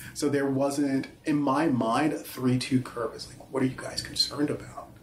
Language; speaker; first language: English; early bilingual, other home language; Haitian Creole